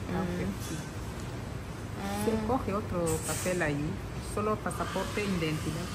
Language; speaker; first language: Spanish; non-native, learner; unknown